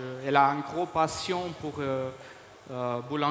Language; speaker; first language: French; non-native, fluent; Portuguese